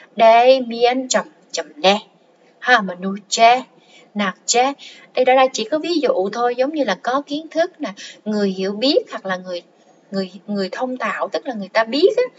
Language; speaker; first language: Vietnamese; non-native, local second language; Khmer